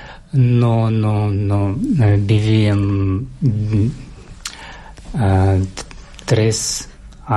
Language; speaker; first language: Catalan; non-native, learner; Russian